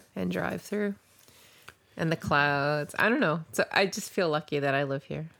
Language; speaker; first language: English; native; English